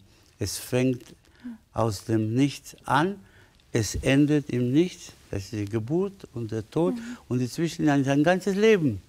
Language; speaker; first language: German; non-native, fluent; Spanish